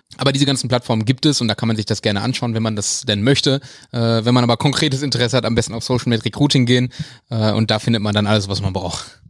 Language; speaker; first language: German; native; German